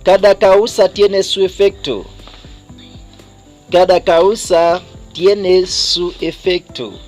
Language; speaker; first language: Spanish; non-native, fluent; Haitian Creole